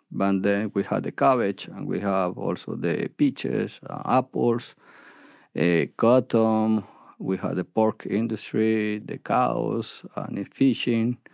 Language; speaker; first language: English; non-native, fluent; Spanish